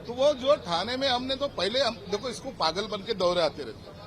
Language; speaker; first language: Hindi; non-native, local second language; Marathi